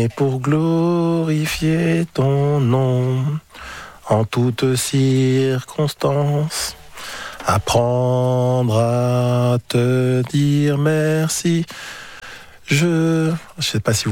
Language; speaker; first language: French; native; French